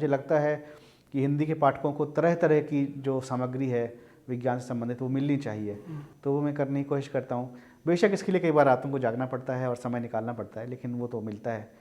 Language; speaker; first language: Hindi; native; Hindi